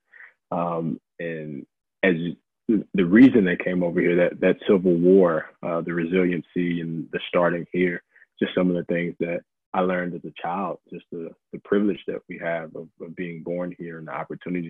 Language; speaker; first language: English; native; English